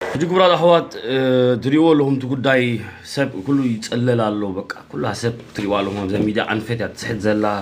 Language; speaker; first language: Tigrinya; early bilingual, heritage; Tigrinya